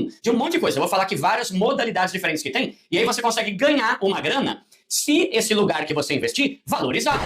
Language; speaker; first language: Portuguese; native; Portuguese